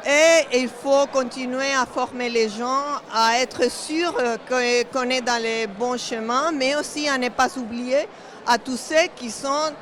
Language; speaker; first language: French; non-native, fluent; Spanish